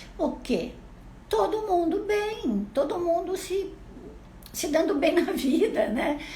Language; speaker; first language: Portuguese; non-native, fluent; Italian